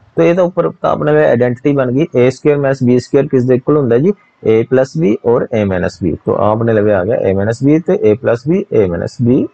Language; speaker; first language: Hindi; non-native, local second language; Punjabi